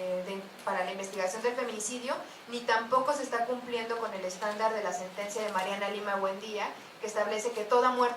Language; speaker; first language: Spanish; native; Spanish